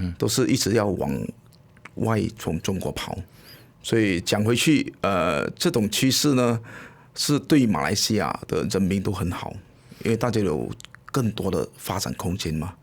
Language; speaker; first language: Chinese; native; Chinese